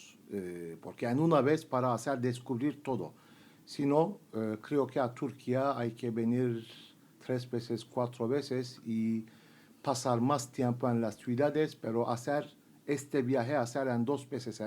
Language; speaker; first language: Spanish; non-native, fluent; Turkish